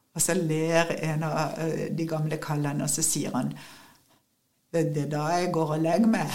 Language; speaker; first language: Norwegian; native; Norwegian